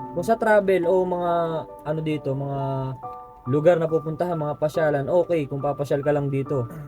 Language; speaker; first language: Filipino; native; Filipino